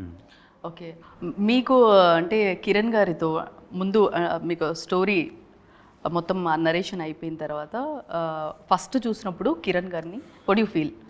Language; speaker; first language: Telugu; native; Telugu